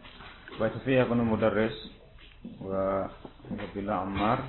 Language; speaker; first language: Arabic; non-native, fluent; Indonesian